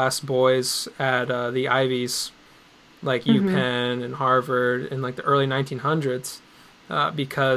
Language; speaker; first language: English; native; English